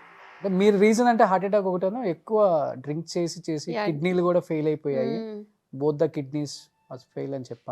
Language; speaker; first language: Telugu; native; Telugu